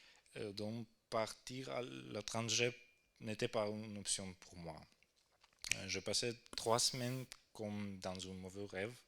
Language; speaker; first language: French; non-native, fluent; Ukrainian